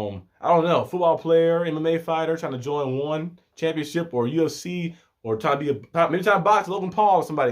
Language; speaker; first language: English; native; English